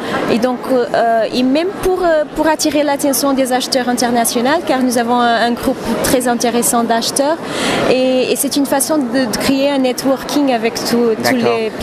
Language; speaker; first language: French; non-native, fluent; Portuguese